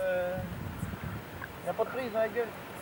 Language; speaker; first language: French; native; French